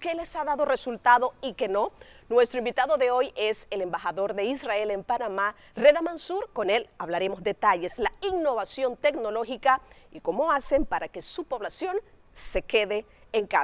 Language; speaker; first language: Spanish; native; Spanish